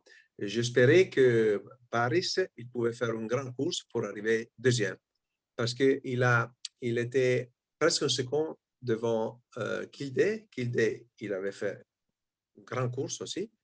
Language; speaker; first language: French; non-native, fluent; Italian